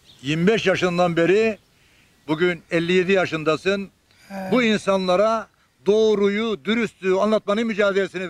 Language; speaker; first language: Turkish; native; Turkish